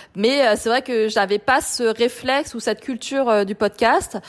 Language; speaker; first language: French; native; French